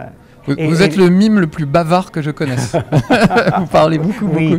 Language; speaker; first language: French; native; French